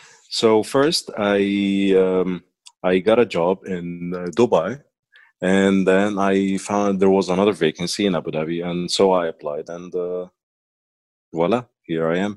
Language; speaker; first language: English; non-native, fluent; Arabic